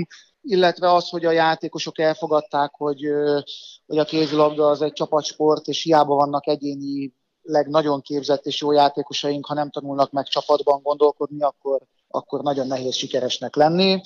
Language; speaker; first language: Hungarian; native; Hungarian